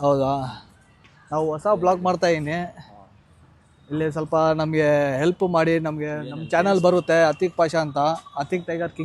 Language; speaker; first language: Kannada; non-native, local second language; Urdu